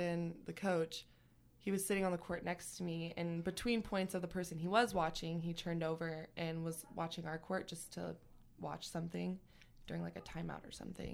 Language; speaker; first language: English; native; English